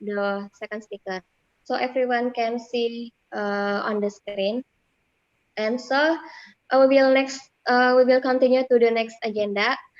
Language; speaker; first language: English; non-native, fluent; Indonesian